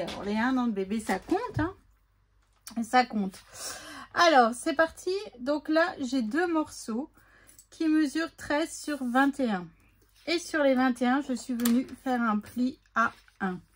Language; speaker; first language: French; native; French